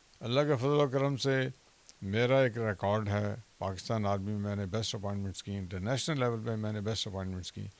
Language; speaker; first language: Urdu; non-native, local second language; Punjabi